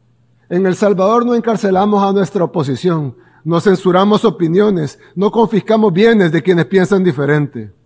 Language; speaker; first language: Spanish; native; Spanish